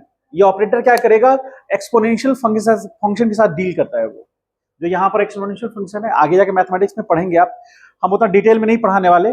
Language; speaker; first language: Hindi; native; Hindi